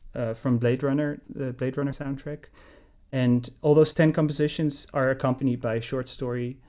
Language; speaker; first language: English; non-native, fluent; Dutch